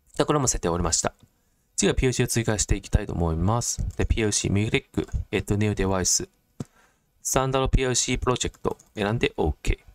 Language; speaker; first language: Japanese; non-native, fluent; Cantonese